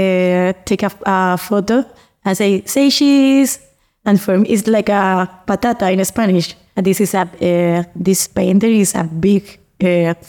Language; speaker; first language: English; non-native, learner; Spanish